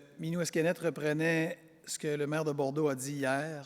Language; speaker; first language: French; native; French